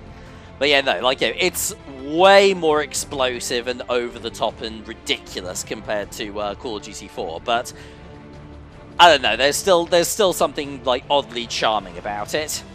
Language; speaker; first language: English; native; English